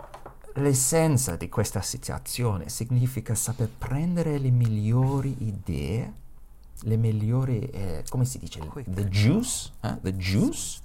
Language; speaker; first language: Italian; non-native, learner; English